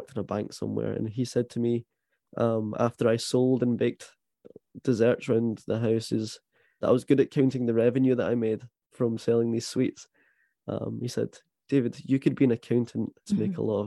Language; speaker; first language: English; native; English